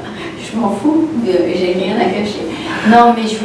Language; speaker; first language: French; non-native, local second language; Arabic